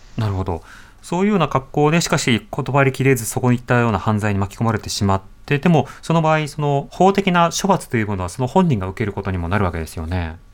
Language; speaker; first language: Japanese; native; Japanese